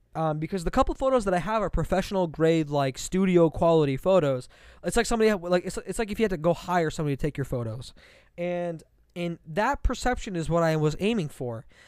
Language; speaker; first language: English; native; English